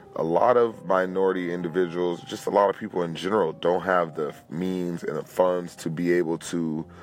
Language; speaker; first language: English; native; English